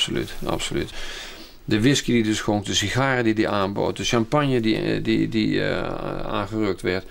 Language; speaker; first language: Dutch; native; Dutch